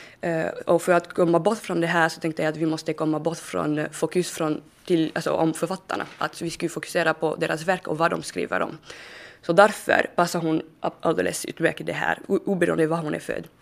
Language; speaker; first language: Swedish; non-native, fluent; French